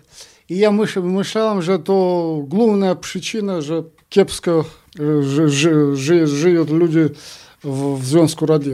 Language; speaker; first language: Polish; non-native, fluent; Russian